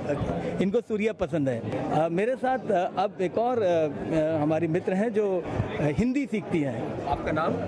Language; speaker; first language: Hindi; native; Hindi